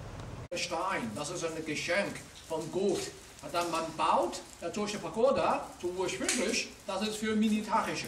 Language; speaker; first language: German; non-native, learner; Chinese